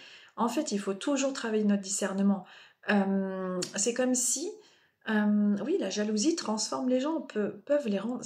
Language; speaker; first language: French; native; French